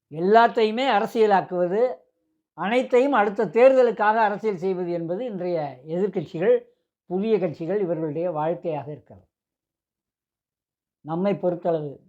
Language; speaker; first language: Tamil; native; Tamil